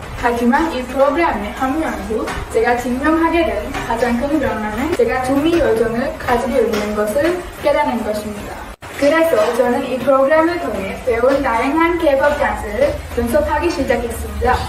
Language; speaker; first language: Korean; non-native, learner; Sinhala